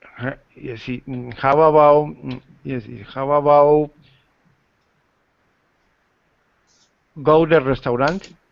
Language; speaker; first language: English; non-native, learner; Spanish